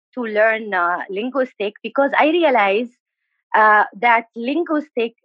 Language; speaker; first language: English; non-native, fluent; Arabic